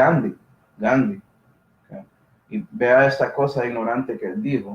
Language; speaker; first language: Spanish; early bilingual, heritage; Spanish